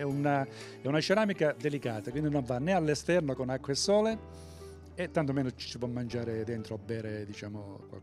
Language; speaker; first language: Italian; native; Italian